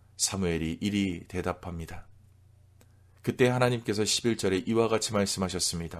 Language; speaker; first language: Korean; native; Korean